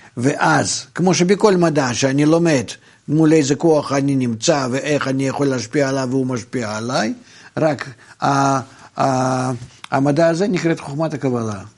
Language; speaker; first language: Hebrew; non-native, fluent; Russian